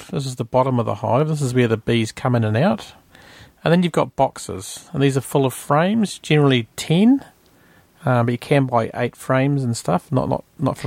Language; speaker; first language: English; native; English